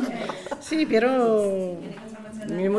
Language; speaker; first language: Spanish; non-native, learner; Berber languages